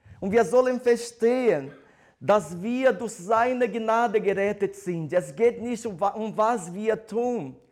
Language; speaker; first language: German; non-native, fluent; Portuguese